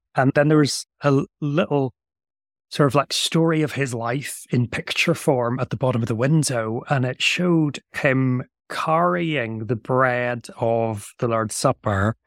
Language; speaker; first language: English; native; English